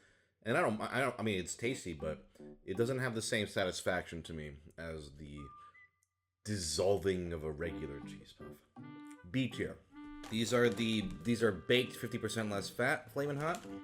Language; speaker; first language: English; native; English